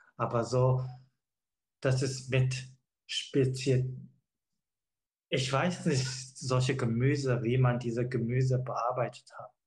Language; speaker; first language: German; non-native, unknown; Chinese